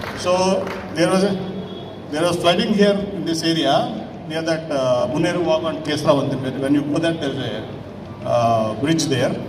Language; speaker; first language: English; non-native, local second language; Telugu